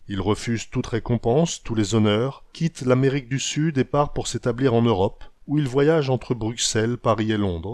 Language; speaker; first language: French; native; French